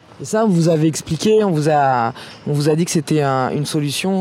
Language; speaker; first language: French; native; French